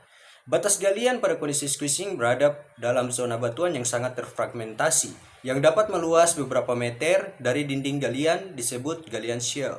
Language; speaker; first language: Indonesian; native; Indonesian